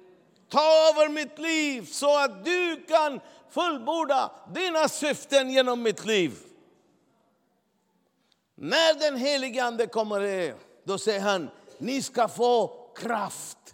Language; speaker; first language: Swedish; non-native, fluent; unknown